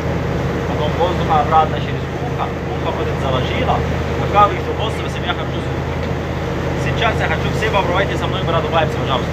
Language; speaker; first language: Russian; non-native, learner; Arabic